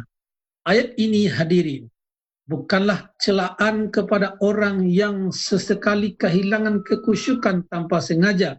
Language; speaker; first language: Indonesian; native; Indonesian